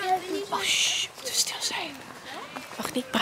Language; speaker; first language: Dutch; native; Dutch